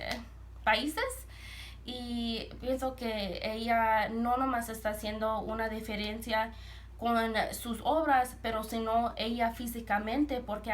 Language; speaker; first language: Spanish; early bilingual, heritage; Spanish